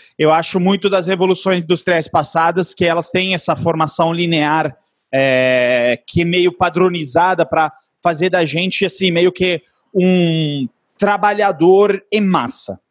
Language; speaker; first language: Portuguese; non-native, fluent; Italian